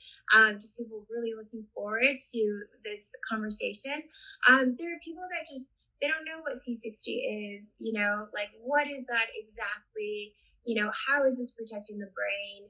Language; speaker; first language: English; native; English